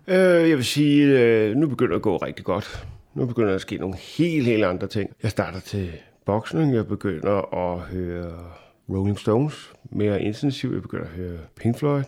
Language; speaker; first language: Danish; native; Danish